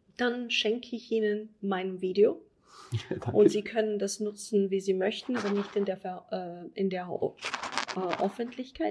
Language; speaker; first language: German; non-native, fluent; Italian